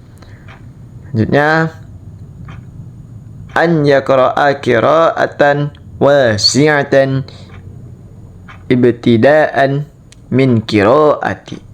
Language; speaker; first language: Arabic; non-native, learner; Indonesian